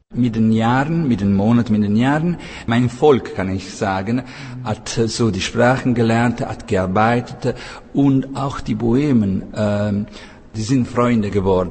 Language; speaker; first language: German; non-native, learner; Italian